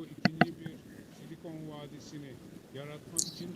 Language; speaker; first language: Turkish; native; Turkish